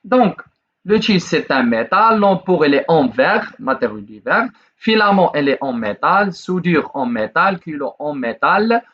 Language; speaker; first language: French; non-native, local second language; Arabic